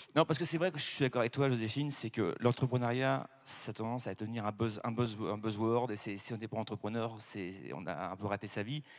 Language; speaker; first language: French; native; French